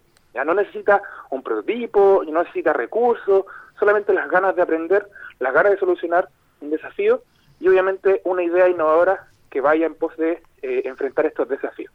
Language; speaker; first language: Spanish; native; Spanish